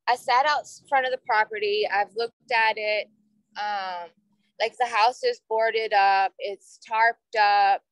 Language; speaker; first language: English; native; English